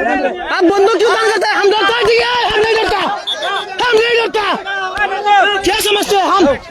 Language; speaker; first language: Hindi; non-native, local second language; Bangla